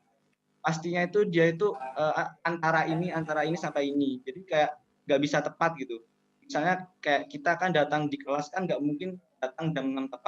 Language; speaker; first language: Indonesian; native; Indonesian